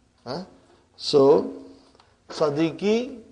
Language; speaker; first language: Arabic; non-native, fluent; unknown